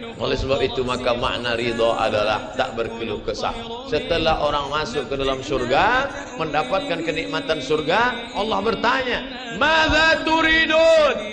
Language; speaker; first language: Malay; native; Malay